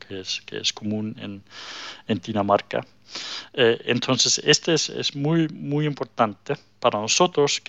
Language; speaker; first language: Spanish; non-native, fluent; Danish